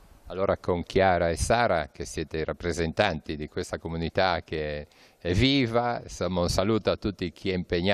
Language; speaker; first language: Italian; native; Italian